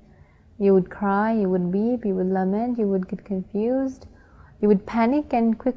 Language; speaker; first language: English; non-native, local second language; Sinhala